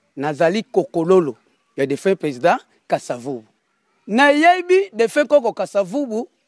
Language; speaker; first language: Lingala; non-native, local second language; Kongo